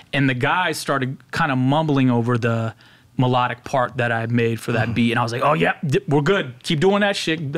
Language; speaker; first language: English; native; English